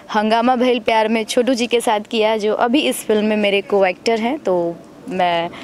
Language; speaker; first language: Hindi; native; Hindi